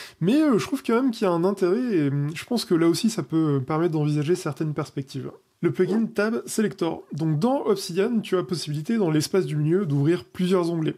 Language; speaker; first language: French; native; French